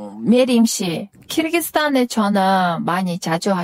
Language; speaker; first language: Korean; non-native, learner; Kyrgyz